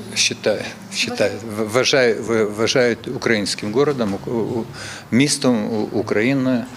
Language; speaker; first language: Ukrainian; non-native, local second language; Russian